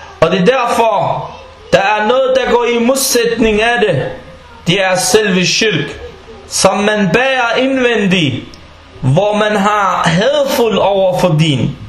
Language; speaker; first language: Danish; non-native, fluent; Arabic